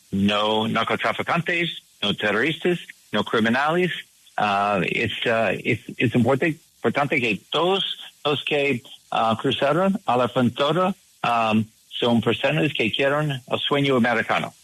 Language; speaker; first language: Spanish; non-native, learner; English